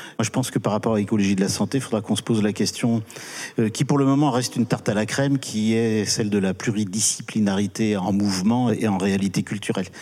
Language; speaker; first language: French; native; French